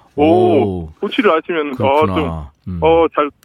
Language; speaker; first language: Korean; native; Korean